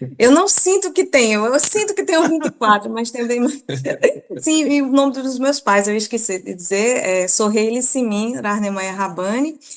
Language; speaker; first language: Portuguese; early bilingual, other home language; Persian